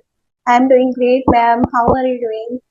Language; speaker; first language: English; non-native, learner; Hindi